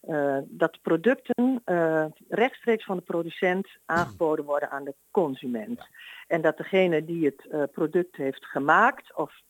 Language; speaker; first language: Dutch; native; Dutch